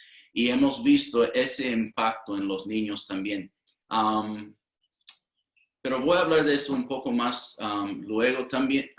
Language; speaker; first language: Spanish; non-native, fluent; English